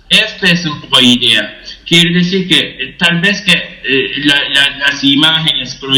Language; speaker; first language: Spanish; non-native, fluent; Japanese